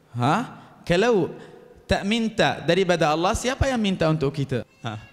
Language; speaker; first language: Malay; non-native, fluent; Arabic